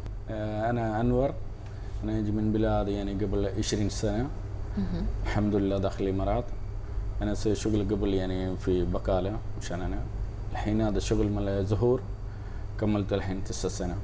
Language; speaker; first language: Arabic; non-native, learner; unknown